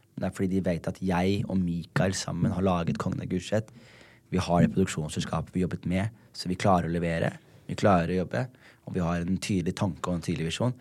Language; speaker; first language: Norwegian; early bilingual, other home language; Somali